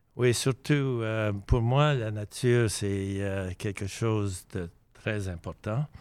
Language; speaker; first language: French; native; French